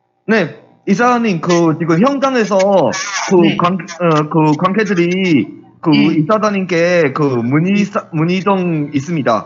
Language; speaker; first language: Korean; non-native, fluent; Chinese